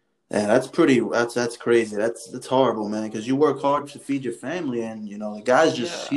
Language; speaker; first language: English; early bilingual, other home language; Spanish